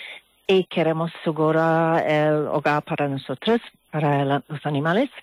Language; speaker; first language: Spanish; non-native, learner; English